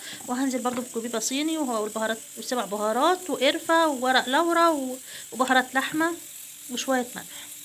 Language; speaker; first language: Arabic; native; Arabic